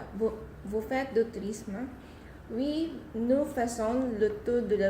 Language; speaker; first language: French; non-native, learner; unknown